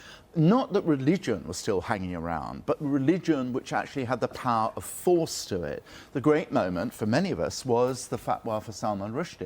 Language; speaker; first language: English; native; English